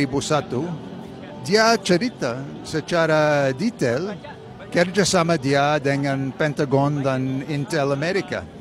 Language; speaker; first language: Indonesian; non-native, fluent; English